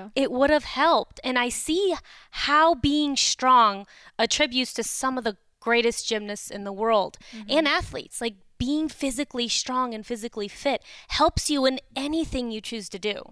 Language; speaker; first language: English; early bilingual, other home language; Romanian